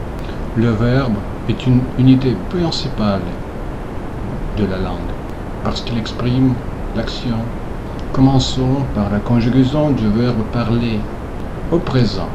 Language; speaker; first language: French; non-native, fluent; Russian